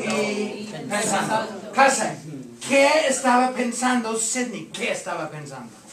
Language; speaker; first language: Spanish; non-native, fluent; English